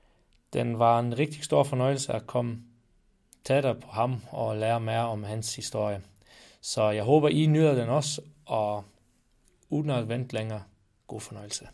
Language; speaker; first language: Danish; non-native, fluent; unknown